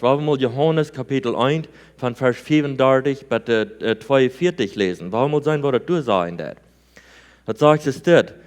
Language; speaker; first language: German; non-native, learner; Plautdietsch